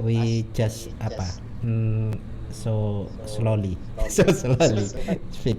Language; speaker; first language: English; non-native, learner; Indonesian